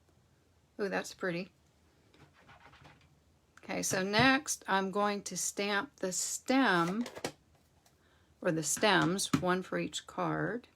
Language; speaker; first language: English; native; English